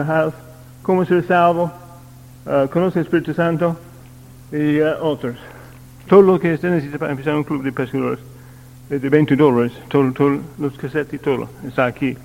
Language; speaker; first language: Spanish; non-native, learner; English